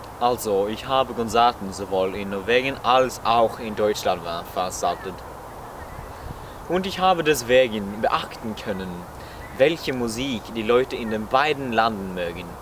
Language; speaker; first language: German; non-native, learner; Norwegian